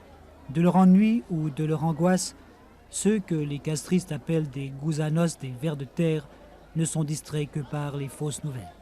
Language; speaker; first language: French; native; French